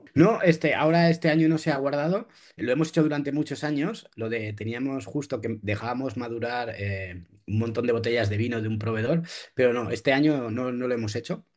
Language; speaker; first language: Spanish; native; Spanish